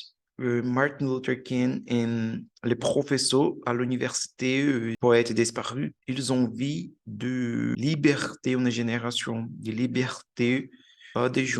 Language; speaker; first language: French; non-native, learner; Portuguese